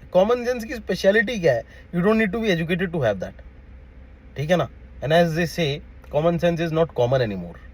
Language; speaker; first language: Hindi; native; Hindi